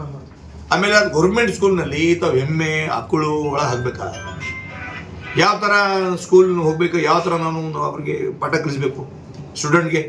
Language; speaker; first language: Kannada; non-native, local second language; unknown